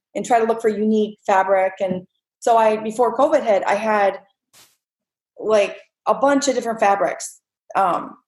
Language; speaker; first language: English; native; English